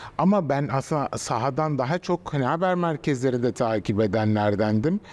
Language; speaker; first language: Turkish; native; Turkish